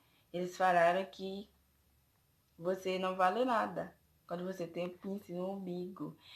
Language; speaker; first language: Portuguese; non-native, fluent; Haitian Creole